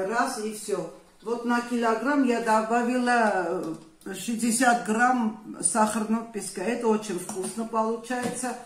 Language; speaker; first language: Russian; non-native, fluent; Armenian